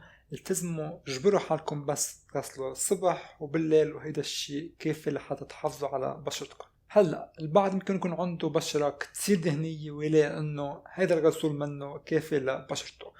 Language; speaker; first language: Arabic; native; Arabic